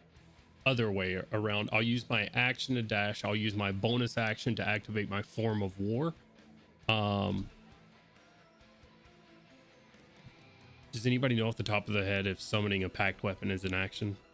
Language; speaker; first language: English; native; English